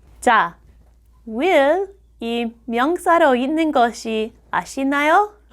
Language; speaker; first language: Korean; non-native, fluent; English